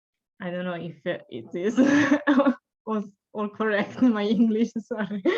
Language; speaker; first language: English; non-native, learner; Italian